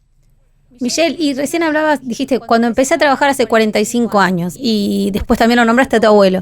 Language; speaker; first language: Spanish; native; Spanish